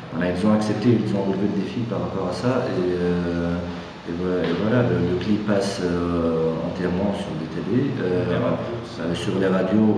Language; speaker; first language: French; non-native, local second language; Arabic